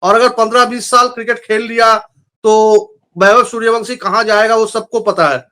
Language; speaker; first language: Hindi; non-native, local second language; Bangla